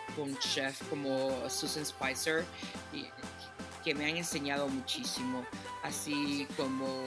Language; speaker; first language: Spanish; early bilingual, heritage; Spanish